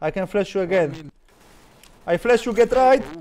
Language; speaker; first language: English; non-native, learner; Polish